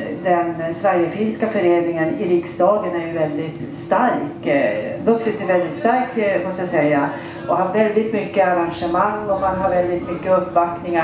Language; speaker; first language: Swedish; native; Swedish